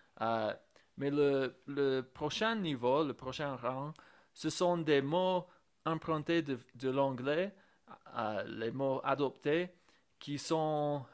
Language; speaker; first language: French; non-native, fluent; English